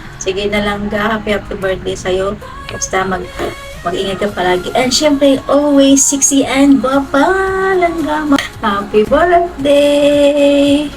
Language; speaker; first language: Filipino; non-native, local second language; Cebuano